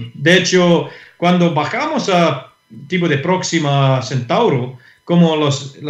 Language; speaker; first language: Spanish; non-native, fluent; English